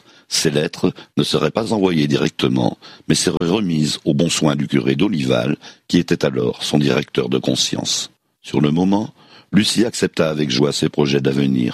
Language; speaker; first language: French; native; French